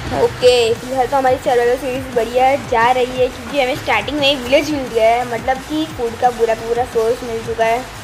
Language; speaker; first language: Hindi; non-native, local second language; Gujarati